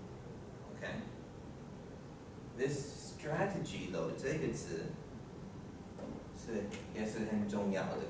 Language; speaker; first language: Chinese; non-native, learner; English